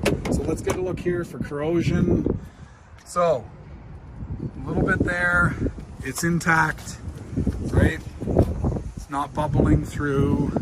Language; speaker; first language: English; native; English